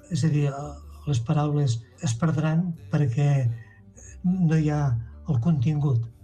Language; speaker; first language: Catalan; native; Catalan